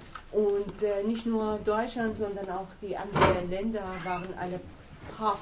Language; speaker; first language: German; non-native, fluent; Persian